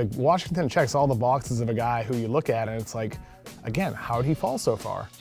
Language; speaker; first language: English; native; English